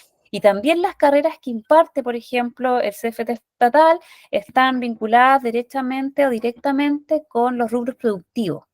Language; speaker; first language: Spanish; native; Spanish